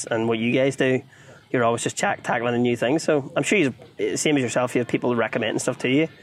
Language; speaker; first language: English; native; English